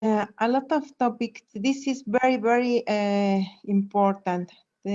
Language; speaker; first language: English; non-native, fluent; Spanish